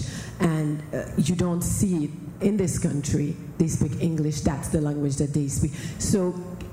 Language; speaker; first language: English; non-native, fluent; Wolof